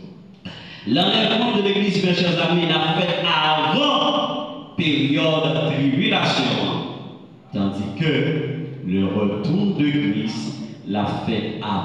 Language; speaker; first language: French; non-native, local second language; Haitian Creole